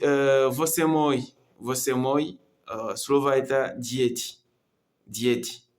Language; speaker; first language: Russian; non-native, learner; Comorian